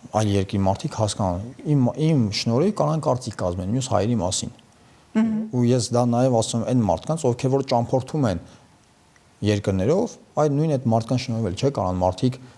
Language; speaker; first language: Armenian; native; Armenian